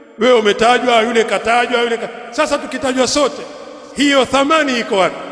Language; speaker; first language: Swahili; native; Swahili